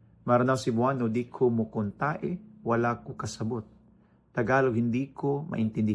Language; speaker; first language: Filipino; non-native, local second language; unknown